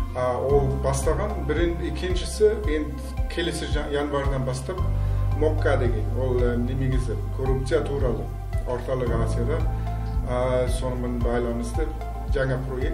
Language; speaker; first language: Kazakh; non-native, learner; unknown